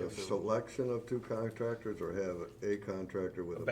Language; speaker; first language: English; native; English